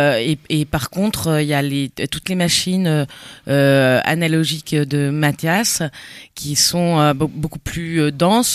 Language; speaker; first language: French; native; French